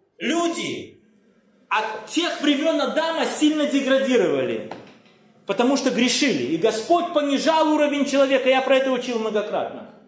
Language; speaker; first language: Russian; native; Russian